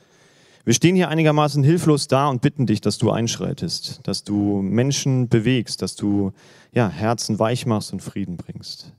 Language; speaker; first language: German; native; German